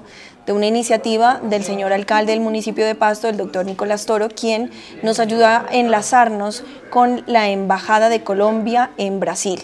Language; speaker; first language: Spanish; native; Spanish